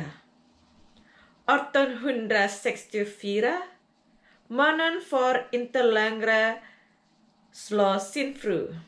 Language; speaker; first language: Swedish; non-native, learner; Indonesian